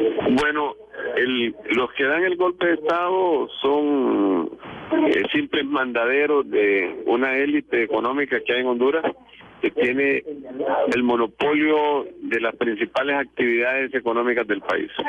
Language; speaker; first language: Spanish; native; Spanish